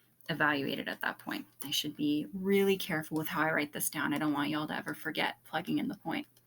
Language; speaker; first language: English; native; English